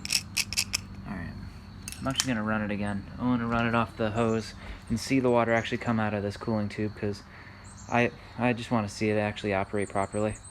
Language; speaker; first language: English; native; English